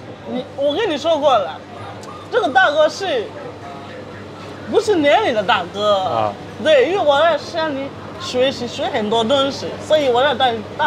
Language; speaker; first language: Chinese; non-native, fluent; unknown